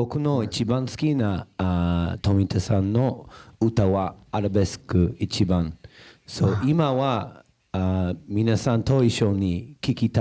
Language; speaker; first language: Japanese; non-native, learner; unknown